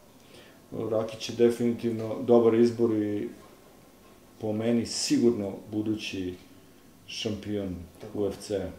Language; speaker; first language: Serbian; native; Serbian